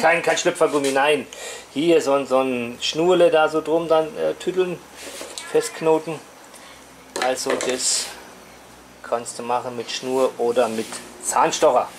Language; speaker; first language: German; native; German